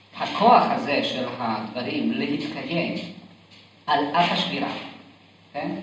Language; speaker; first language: Hebrew; non-native, fluent; Yiddish